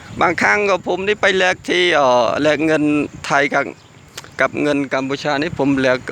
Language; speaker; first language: Thai; non-native, fluent; Khmer